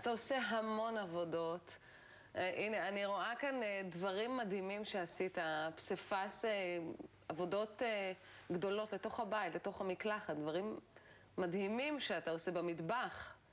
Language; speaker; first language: Hebrew; native; Hebrew